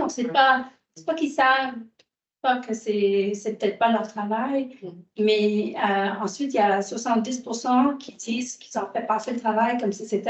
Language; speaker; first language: French; native; French